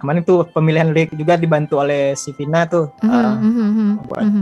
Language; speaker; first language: Indonesian; native; Indonesian